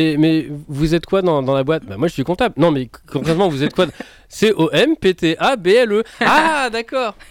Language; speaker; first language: French; native; French